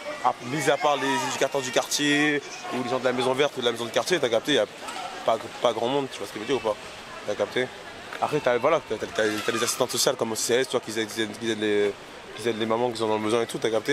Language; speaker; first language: French; native; French